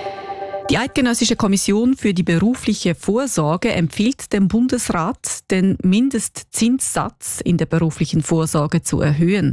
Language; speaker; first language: German; native; German